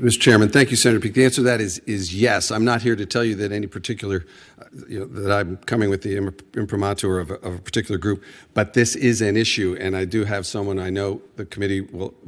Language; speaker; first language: English; native; English